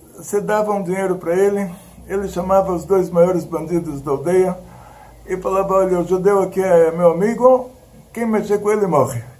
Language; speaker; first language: Portuguese; early bilingual, other home language; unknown